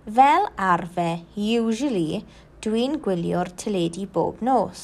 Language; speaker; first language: Welsh; non-native, local second language; English